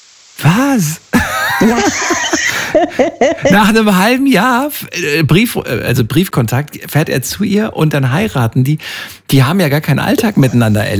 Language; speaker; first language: German; native; German